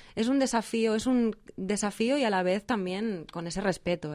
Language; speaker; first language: Spanish; native; Spanish